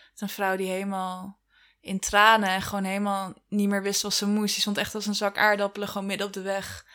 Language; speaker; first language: Dutch; native; Dutch